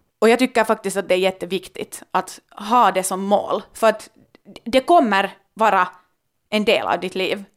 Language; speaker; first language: Swedish; native; Swedish